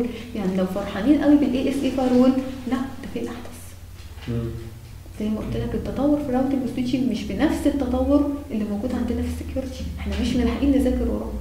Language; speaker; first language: Arabic; native; Arabic